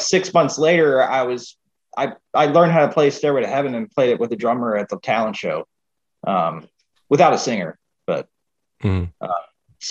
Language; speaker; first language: English; native; English